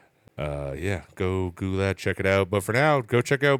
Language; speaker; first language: English; native; English